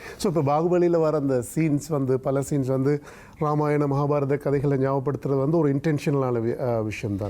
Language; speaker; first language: Tamil; native; Tamil